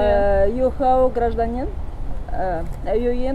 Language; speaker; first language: English; non-native, learner; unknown